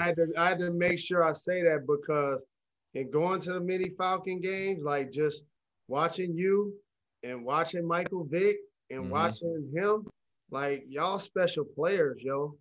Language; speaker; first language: English; native; English